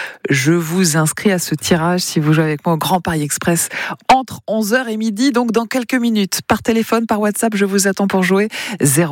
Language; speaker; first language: French; native; French